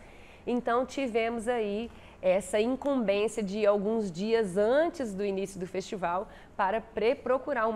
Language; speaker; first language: Portuguese; native; Portuguese